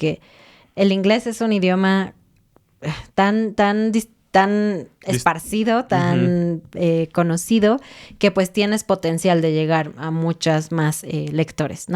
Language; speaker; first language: Spanish; native; Spanish